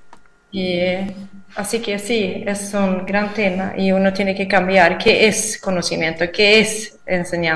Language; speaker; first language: Spanish; non-native, fluent; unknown